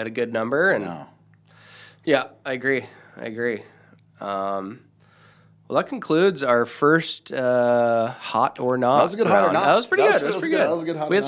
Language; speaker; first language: English; native; English